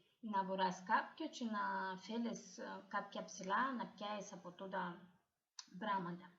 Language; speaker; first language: Greek; non-native, fluent; Ukrainian